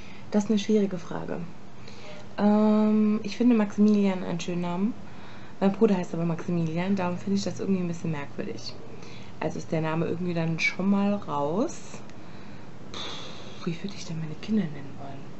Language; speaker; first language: German; native; German